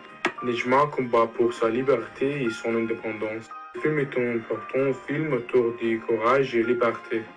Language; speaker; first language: French; non-native, learner; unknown